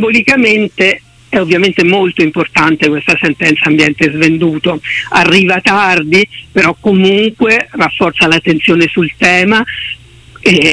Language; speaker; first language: Italian; native; Italian